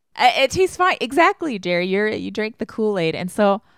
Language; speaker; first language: English; non-native, fluent; Chinese